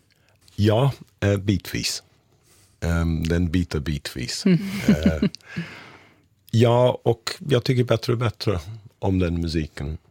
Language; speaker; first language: Swedish; non-native, fluent; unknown